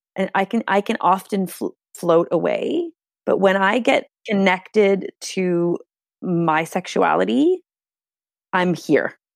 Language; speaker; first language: English; non-native, fluent; Hungarian